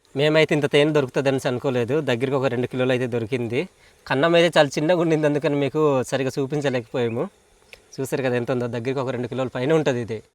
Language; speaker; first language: Telugu; non-native, local second language; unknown